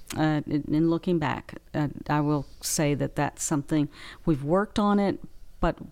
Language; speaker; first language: English; native; English